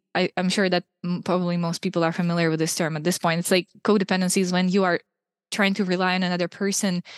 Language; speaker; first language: English; non-native, fluent; Russian